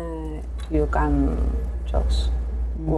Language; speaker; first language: English; non-native, learner; Spanish